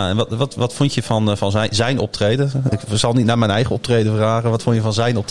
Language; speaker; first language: Dutch; native; Dutch